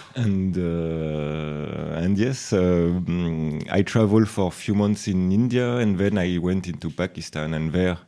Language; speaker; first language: English; non-native, fluent; French